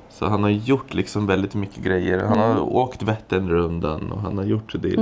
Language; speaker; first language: Swedish; native; Swedish